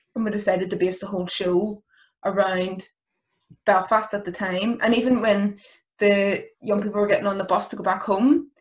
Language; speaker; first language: English; native; English